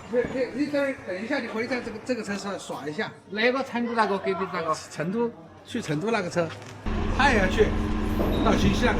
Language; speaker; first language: Chinese; native; Chinese